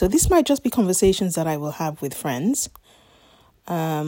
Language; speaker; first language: English; non-native, local second language; Yoruba